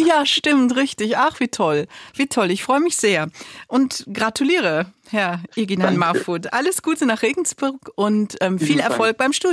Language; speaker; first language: German; native; German